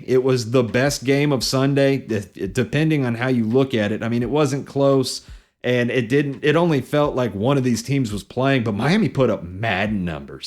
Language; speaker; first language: English; native; English